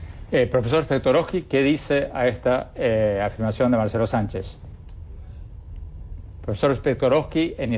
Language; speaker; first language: Spanish; native; Spanish